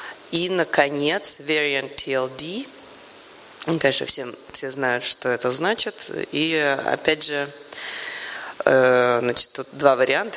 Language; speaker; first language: Russian; native; Russian